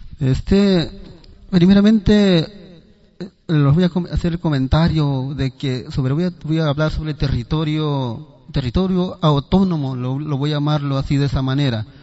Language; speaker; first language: Spanish; non-native, local second language; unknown